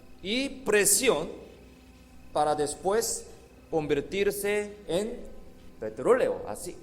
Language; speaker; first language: Spanish; non-native, fluent; Korean